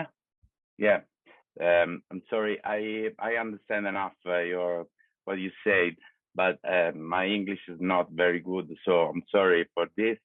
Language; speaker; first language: English; non-native, learner; Italian